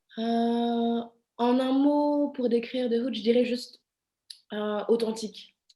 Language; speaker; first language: French; early bilingual, other home language; Vietnamese